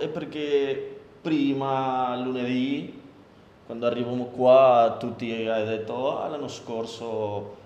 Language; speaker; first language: Italian; non-native, learner; Spanish